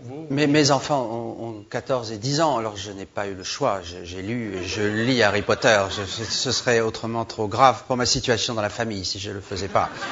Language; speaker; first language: French; native; French